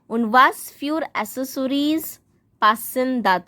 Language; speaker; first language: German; non-native, learner; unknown